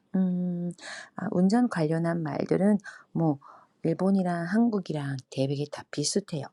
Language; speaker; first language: Korean; non-native, fluent; Japanese